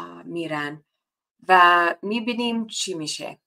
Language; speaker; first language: Persian; non-native, fluent; English